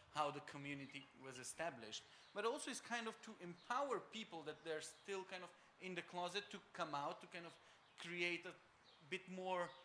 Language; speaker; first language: English; non-native, fluent; Macedonian